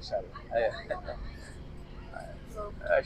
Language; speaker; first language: Arabic; non-native, fluent; Tamasheq